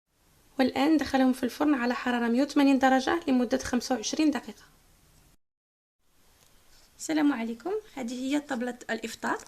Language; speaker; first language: Arabic; native; Arabic